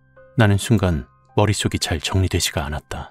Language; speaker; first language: Korean; native; Korean